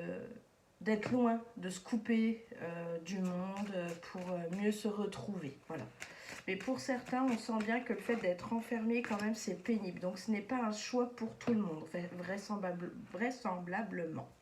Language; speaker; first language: French; native; French